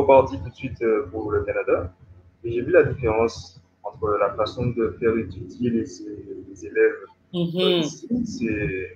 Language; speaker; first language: French; native; French